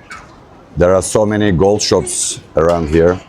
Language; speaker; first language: English; non-native, fluent; Turkish